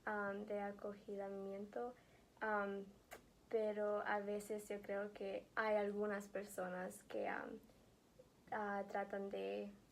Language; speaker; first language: Spanish; early bilingual, heritage; Spanish